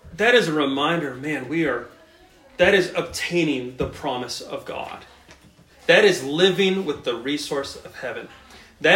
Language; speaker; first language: English; native; English